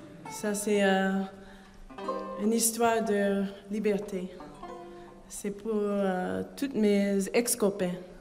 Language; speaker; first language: French; non-native, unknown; English